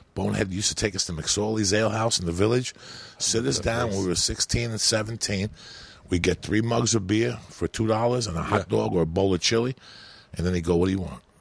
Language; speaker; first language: English; early bilingual, other home language; Spanish